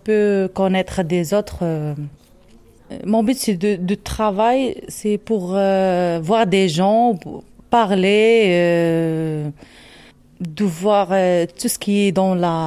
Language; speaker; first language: French; non-native, learner; Arabic